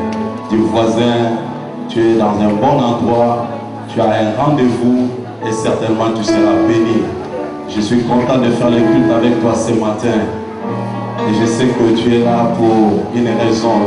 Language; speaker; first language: French; non-native, local second language; Lingala